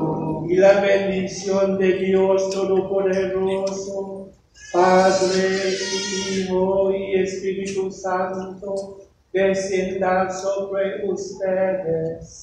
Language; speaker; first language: Spanish; non-native, learner; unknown